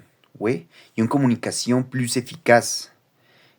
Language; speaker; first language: French; non-native, learner; Spanish